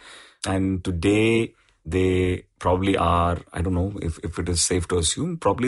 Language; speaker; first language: English; non-native, local second language; Tamil